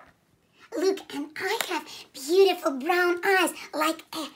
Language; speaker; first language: English; non-native, learner; Russian